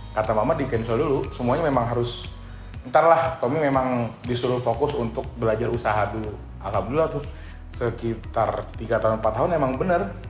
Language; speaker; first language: Indonesian; non-native, local second language; Banjar